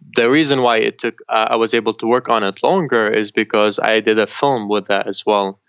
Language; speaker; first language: English; non-native, fluent; Arabic